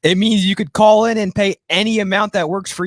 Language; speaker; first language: English; native; English